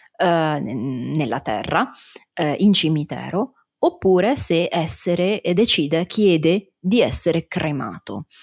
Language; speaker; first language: Italian; native; Italian